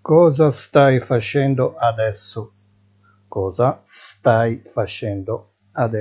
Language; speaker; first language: Italian; non-native, fluent; Arabic